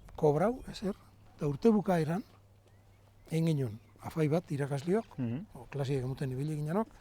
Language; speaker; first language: Basque; native; Basque